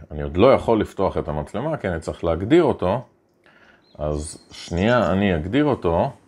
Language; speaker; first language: Hebrew; native; Hebrew